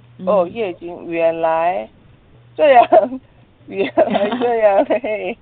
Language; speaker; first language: Chinese; non-native, learner; Korean